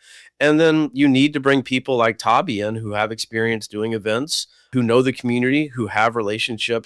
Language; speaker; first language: English; native; English